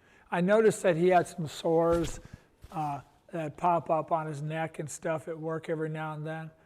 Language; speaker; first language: English; native; English